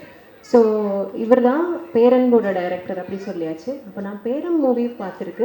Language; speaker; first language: Tamil; non-native, learner; Malayalam